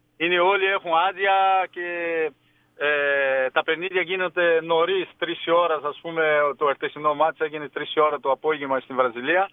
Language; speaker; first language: Greek; non-native, fluent; Portuguese